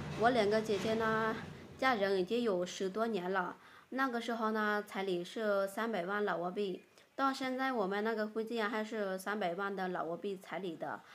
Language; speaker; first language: Chinese; non-native, fluent; Lao